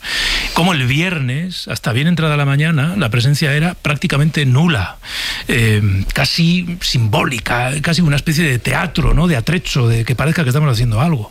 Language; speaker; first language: Spanish; native; Spanish